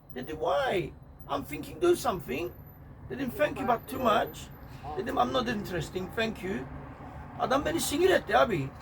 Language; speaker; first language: Turkish; native; Turkish